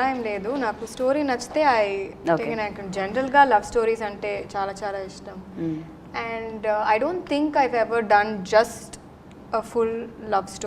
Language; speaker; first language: Telugu; non-native, local second language; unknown